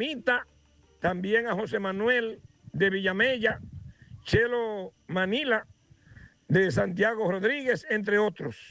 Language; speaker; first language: Spanish; native; Spanish